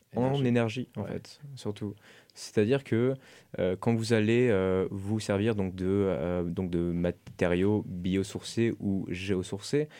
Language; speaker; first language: French; non-native, fluent; German